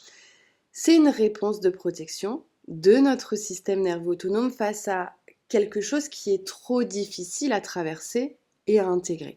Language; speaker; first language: French; native; French